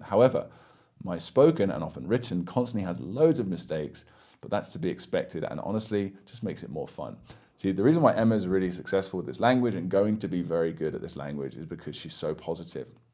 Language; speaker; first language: English; native; English